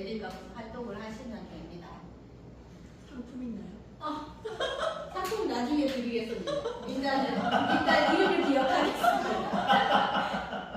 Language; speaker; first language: Korean; native; Korean